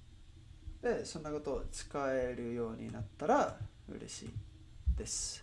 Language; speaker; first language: Japanese; non-native, learner; Spanish